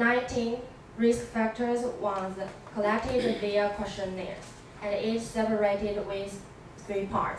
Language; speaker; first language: English; non-native, learner; Chinese